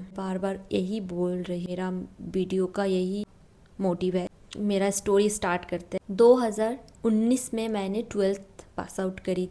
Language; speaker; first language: Hindi; non-native, local second language; Bangla